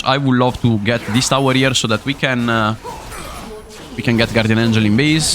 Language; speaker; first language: English; non-native, fluent; Italian